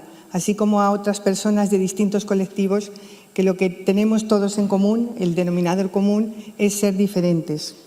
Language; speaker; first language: Spanish; native; Spanish